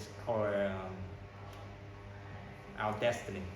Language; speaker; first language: English; non-native, learner; Vietnamese